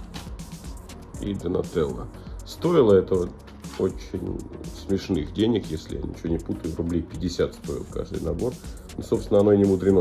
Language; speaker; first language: Russian; native; Russian